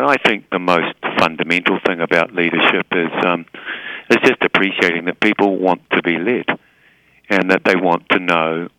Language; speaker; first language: English; native; English